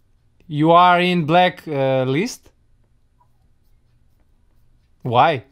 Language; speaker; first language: English; non-native, learner; Russian